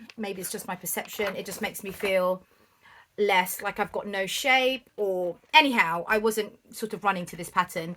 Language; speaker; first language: English; native; English